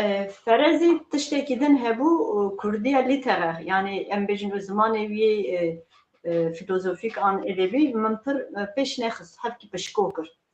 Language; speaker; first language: Kurdish; native; Kurdish